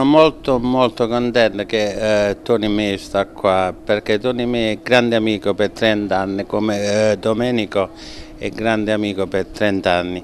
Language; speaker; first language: Italian; non-native, fluent; English